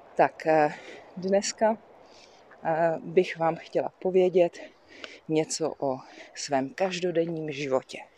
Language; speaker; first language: Czech; native; Czech